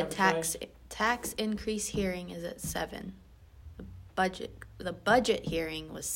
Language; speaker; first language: English; native; English